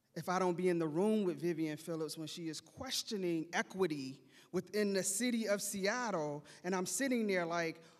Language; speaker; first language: English; native; English